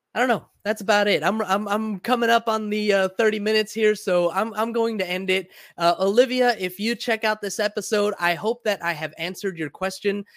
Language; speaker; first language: English; early bilingual, other home language; Spanish